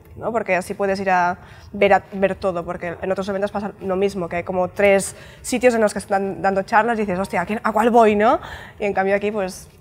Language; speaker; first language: Spanish; native; Spanish